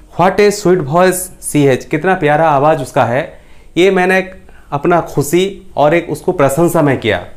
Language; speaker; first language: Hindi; non-native, local second language; Bangla